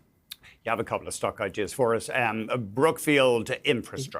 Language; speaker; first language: English; native; English